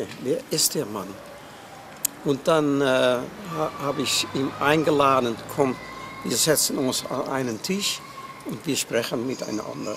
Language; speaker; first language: German; non-native, fluent; Dutch